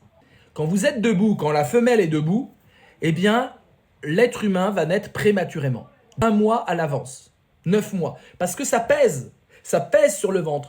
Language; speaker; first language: French; native; French